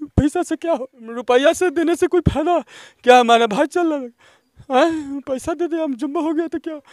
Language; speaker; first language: Hindi; native; Hindi